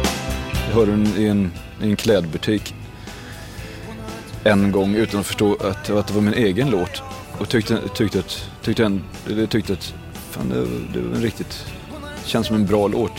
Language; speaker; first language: Swedish; native; Swedish